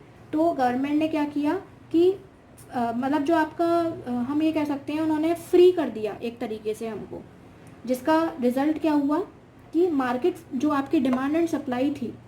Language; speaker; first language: Hindi; native; Hindi